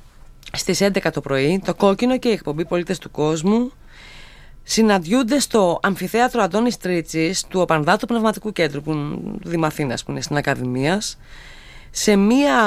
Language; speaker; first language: Greek; native; Greek